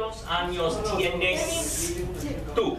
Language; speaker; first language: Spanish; non-native, fluent; English